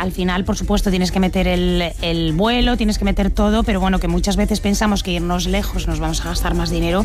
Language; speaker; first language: Spanish; native; Spanish